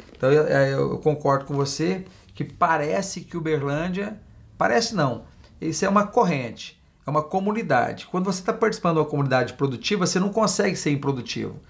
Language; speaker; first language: Portuguese; native; Portuguese